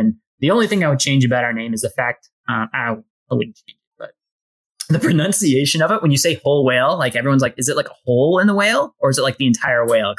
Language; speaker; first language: English; native; English